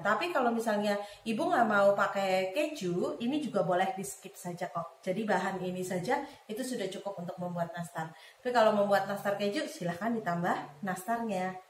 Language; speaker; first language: Indonesian; native; Indonesian